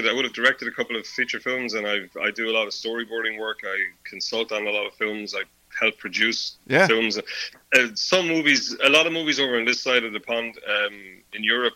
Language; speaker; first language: English; native; English